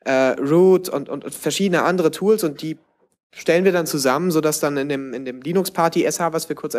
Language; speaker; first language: German; native; German